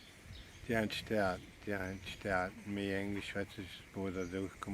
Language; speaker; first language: German; early bilingual, heritage; Pennsylvania German